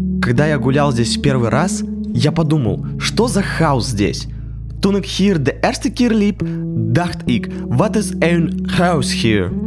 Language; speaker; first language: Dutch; non-native, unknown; Russian